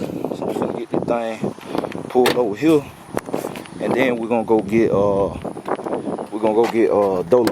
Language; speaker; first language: English; native; English